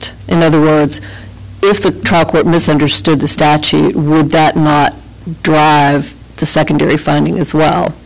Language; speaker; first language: English; native; English